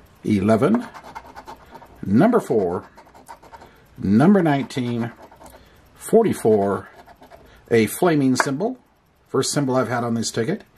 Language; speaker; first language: English; native; English